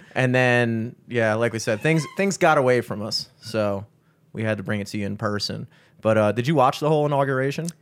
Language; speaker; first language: English; native; English